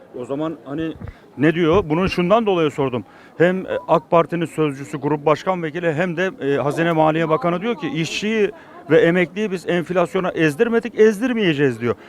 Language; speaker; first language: Turkish; native; Turkish